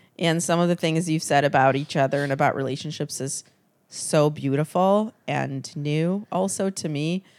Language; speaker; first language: English; early bilingual, other home language; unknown